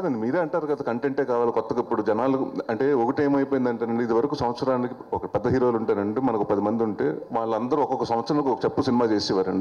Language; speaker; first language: Telugu; native; Telugu